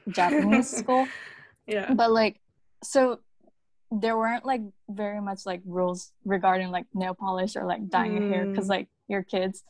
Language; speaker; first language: English; early bilingual, other home language; Japanese